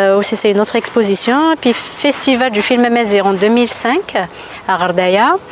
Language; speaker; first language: French; non-native, local second language; Kabyle